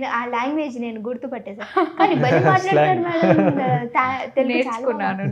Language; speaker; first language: Telugu; native; Telugu